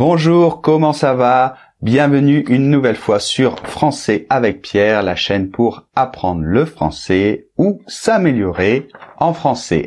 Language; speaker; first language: French; native; French